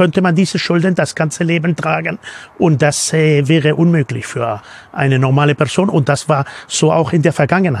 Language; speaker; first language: German; non-native, fluent; Spanish